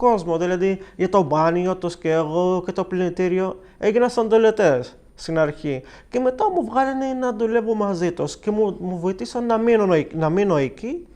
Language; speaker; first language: Greek; non-native, learner; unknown